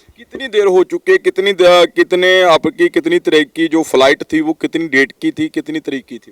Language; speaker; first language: Hindi; non-native, local second language; Punjabi